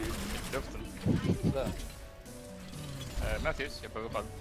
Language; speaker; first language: Swedish; native; Swedish